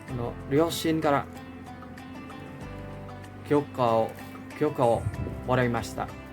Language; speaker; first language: Japanese; non-native, learner; Indonesian